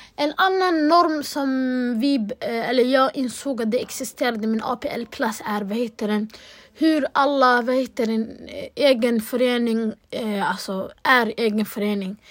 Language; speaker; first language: Swedish; early bilingual, other home language; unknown